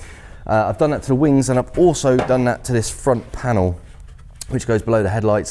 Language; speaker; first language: English; native; English